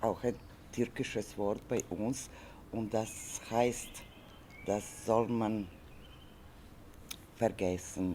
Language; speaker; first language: German; non-native, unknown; Serbian